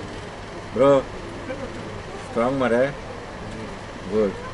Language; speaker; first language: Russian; non-native, learner; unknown